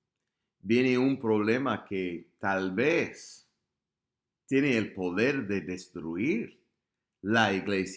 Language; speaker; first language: Spanish; non-native, fluent; English